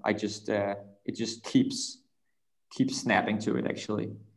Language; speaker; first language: English; non-native, fluent; Danish